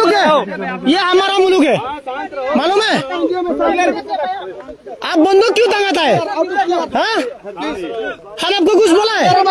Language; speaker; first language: Hindi; non-native, learner; Bangla